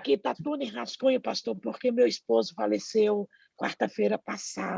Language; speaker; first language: Portuguese; native; Portuguese